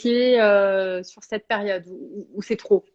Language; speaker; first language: French; native; French